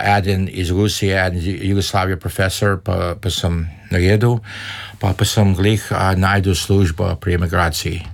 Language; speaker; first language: Slovenian; early bilingual, heritage; Slovenian